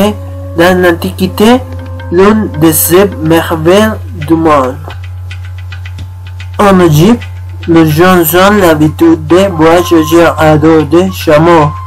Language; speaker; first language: French; non-native, learner; Spanish